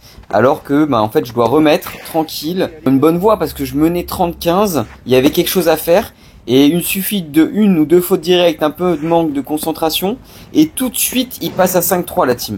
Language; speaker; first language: French; native; French